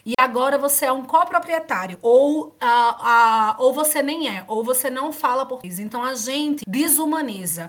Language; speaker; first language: Portuguese; native; Portuguese